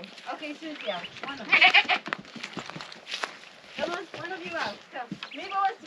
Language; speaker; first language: English; native; English